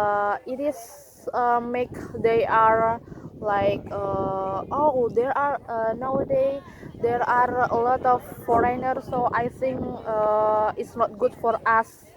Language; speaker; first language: English; non-native, learner; Indonesian